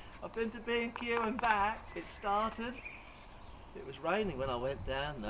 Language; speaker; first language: English; native; English